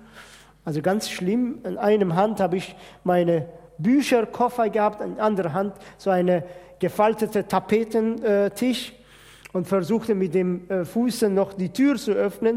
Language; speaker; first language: German; non-native, fluent; Persian